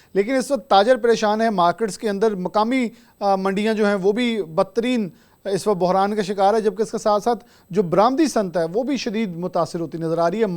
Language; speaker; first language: Urdu; non-native, local second language; Punjabi